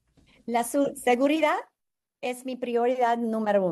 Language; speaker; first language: Spanish; non-native, learner; English